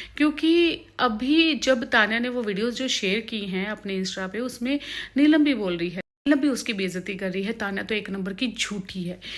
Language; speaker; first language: Hindi; non-native, local second language; Punjabi